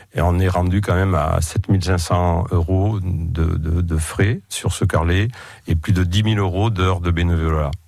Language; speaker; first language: French; native; French